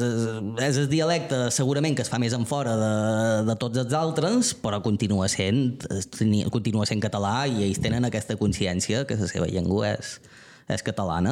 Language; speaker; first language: Catalan; native; Catalan